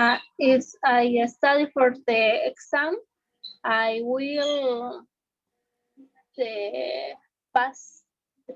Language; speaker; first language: English; non-native, learner; Spanish